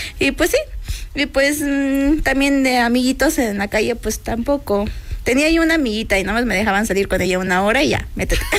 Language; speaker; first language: Spanish; early bilingual, heritage; Spanish